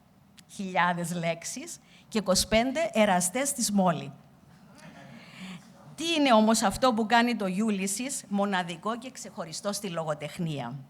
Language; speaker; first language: Greek; native; Greek